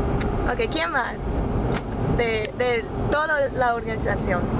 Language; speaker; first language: Spanish; non-native, learner; English